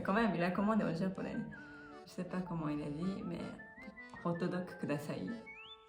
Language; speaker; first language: French; non-native, fluent; Japanese